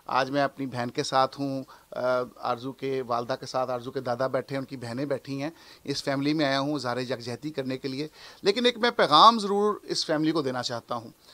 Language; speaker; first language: Urdu; non-native, local second language; Punjabi